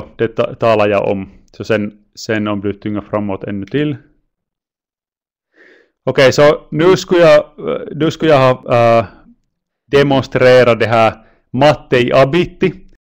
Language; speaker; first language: Swedish; non-native, local second language; Finnish